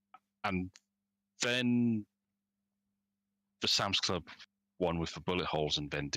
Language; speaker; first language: English; native; English